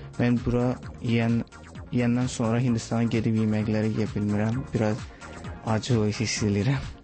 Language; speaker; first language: Azerbaijani; non-native, learner; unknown